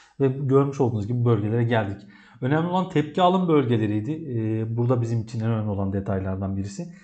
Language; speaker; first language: Turkish; native; Turkish